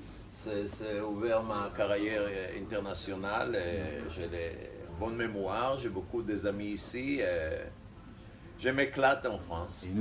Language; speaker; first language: French; non-native, fluent; Hebrew